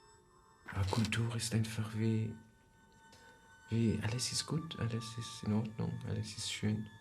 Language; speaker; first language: German; non-native, fluent; Persian